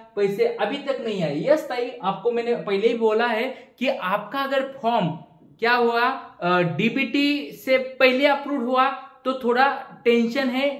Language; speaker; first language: Hindi; non-native, local second language; Marathi